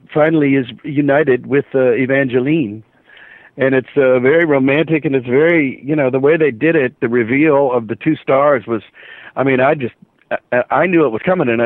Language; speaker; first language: English; native; English